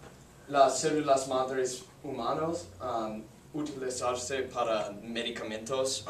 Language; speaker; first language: Spanish; non-native, learner; English